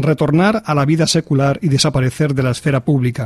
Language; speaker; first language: Spanish; native; Spanish